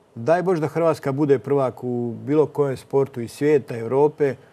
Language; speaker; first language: Croatian; native; Croatian